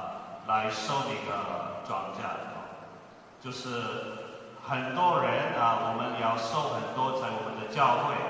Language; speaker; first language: Chinese; non-native, fluent; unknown